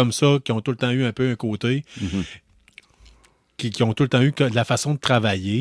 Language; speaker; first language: French; native; French